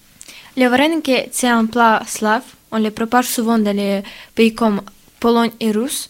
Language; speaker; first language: French; non-native, learner; Ukrainian